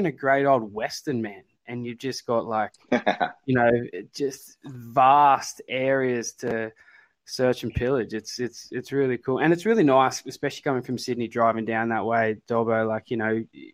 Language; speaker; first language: English; native; English